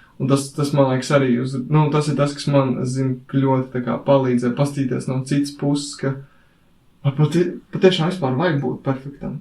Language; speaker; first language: Latvian; native; Latvian